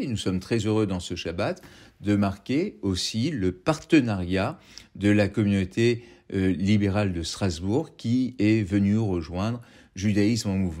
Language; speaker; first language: French; native; French